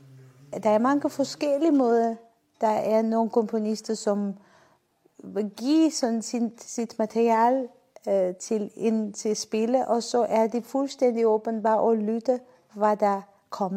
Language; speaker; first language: Danish; non-native, fluent; Armenian